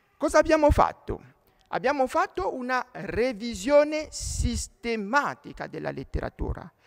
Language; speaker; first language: Italian; non-native, fluent; French